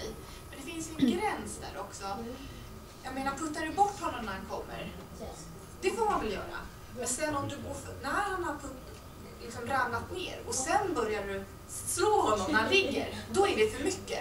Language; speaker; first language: Swedish; native; Swedish